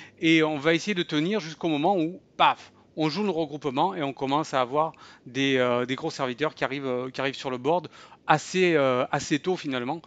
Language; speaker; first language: French; native; French